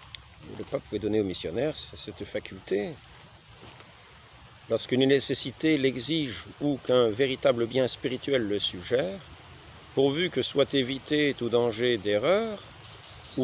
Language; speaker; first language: French; native; French